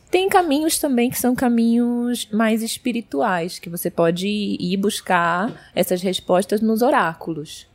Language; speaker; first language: Portuguese; early bilingual, heritage; Portuguese